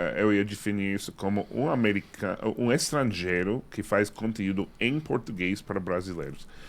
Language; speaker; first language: Portuguese; non-native, fluent; English